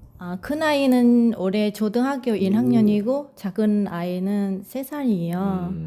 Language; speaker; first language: Korean; non-native, fluent; Vietnamese